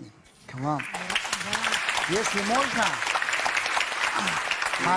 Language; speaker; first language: Russian; non-native, learner; Tajik